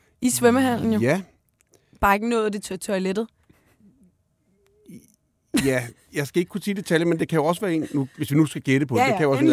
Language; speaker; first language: Danish; native; Danish